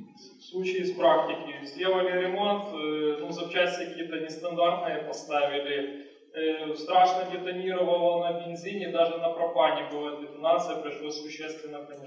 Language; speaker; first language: Russian; native; Russian